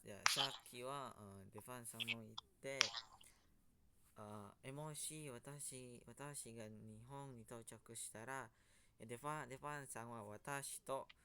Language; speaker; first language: Japanese; non-native, learner; Indonesian